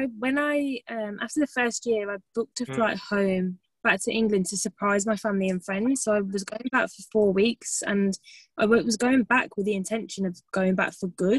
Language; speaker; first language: English; native; English